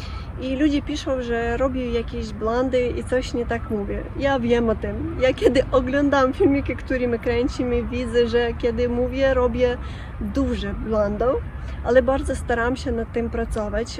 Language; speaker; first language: Polish; non-native, learner; Russian